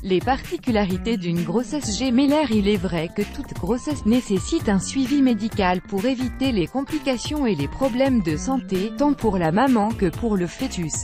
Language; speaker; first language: French; native; French